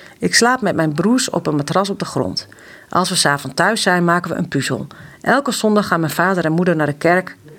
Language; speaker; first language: Dutch; non-native, local second language; Western Frisian